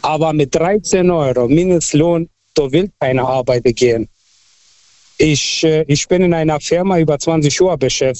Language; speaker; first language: German; early bilingual, other home language; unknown